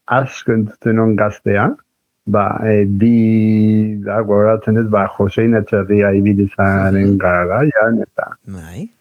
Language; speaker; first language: Basque; native; Basque